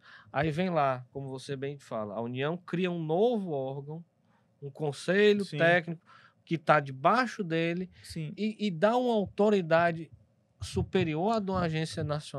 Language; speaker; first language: Portuguese; native; Portuguese